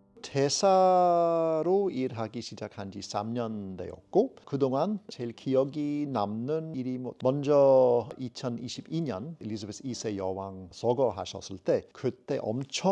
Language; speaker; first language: Korean; non-native, fluent; English